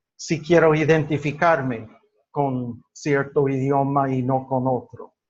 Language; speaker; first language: Spanish; non-native, fluent; English